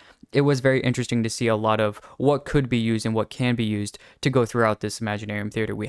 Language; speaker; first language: English; native; English